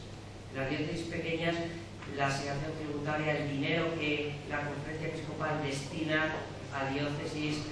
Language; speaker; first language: Spanish; native; Spanish